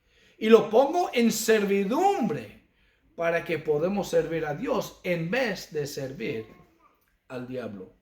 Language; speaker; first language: Spanish; non-native, fluent; English